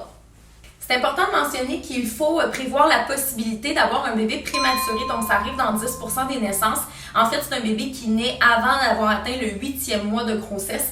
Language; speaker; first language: French; native; French